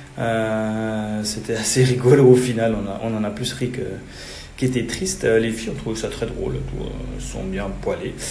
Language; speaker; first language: French; native; French